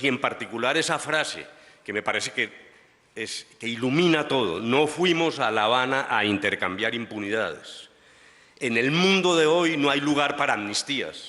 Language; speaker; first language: Spanish; native; Spanish